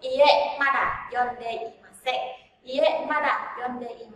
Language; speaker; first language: Japanese; non-native, fluent; Vietnamese